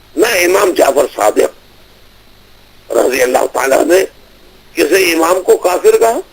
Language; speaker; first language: Urdu; native; Urdu